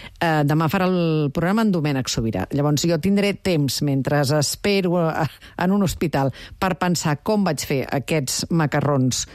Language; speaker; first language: Catalan; native; Catalan